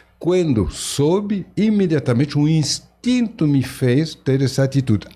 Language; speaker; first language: Portuguese; non-native, fluent; French